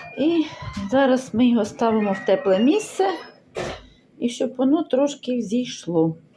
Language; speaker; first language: Ukrainian; non-native, local second language; Russian